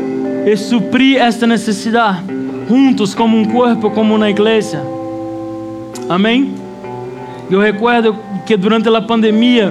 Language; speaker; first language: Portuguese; non-native, learner; Spanish